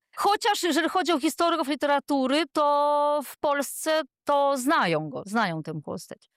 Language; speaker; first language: Polish; native; Polish